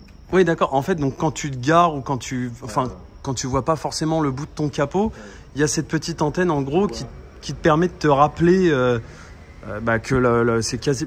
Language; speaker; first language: French; native; French